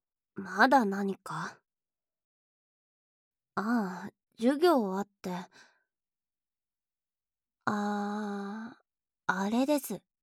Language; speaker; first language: Japanese; native; Japanese